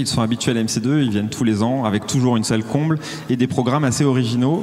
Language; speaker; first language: French; native; French